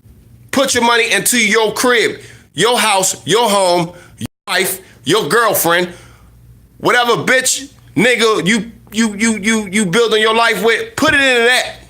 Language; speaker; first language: English; native; English